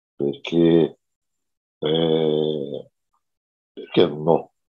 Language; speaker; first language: Italian; non-native, fluent; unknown